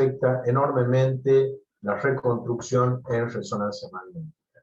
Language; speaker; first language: Spanish; native; Spanish